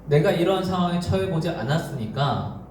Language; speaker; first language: Korean; native; Korean